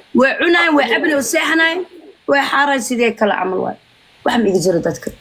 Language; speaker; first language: Somali; early bilingual, heritage; Somali